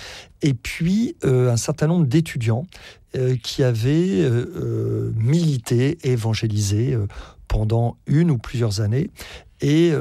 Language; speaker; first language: French; native; French